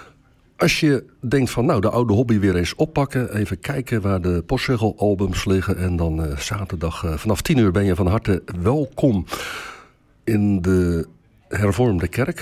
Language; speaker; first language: Dutch; native; Dutch